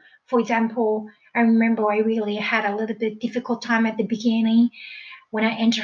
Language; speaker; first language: English; non-native, fluent; Chinese